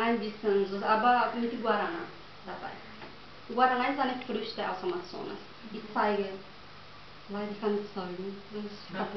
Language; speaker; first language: German; non-native, learner; Portuguese